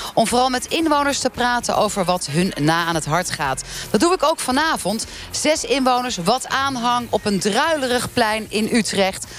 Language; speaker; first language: Dutch; native; Dutch